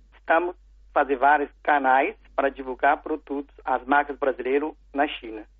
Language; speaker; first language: Portuguese; non-native, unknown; Chinese